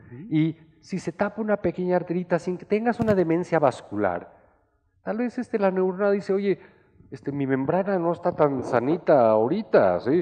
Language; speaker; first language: Spanish; native; Spanish